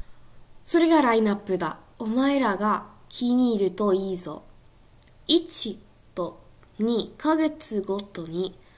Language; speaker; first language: Japanese; non-native, learner; English